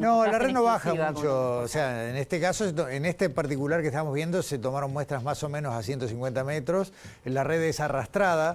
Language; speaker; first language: Spanish; native; Spanish